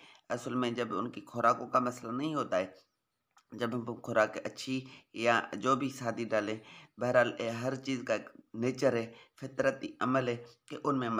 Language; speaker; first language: Hindi; non-native, local second language; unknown